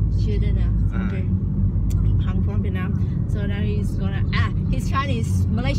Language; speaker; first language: English; non-native, learner; Vietnamese